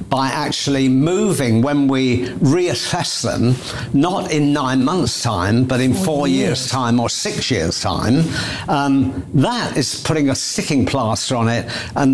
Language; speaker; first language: English; native; English